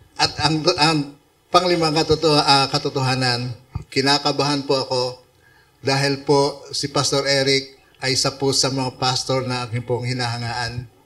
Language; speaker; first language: Filipino; non-native, local second language; Iloko